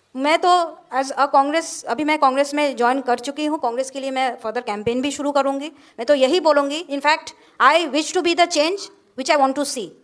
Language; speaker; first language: Hindi; non-native, local second language; Bangla